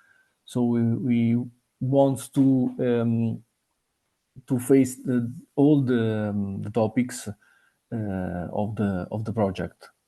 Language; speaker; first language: English; non-native, fluent; Italian